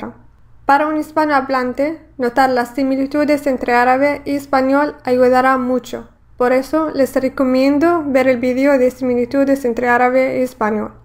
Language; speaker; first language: Spanish; non-native, fluent; Arabic